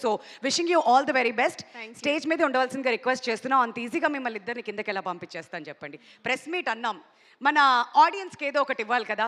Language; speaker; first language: Telugu; native; Telugu